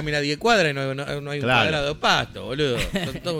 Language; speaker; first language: Spanish; native; Spanish